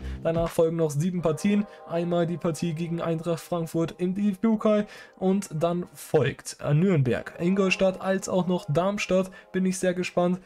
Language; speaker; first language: German; native; German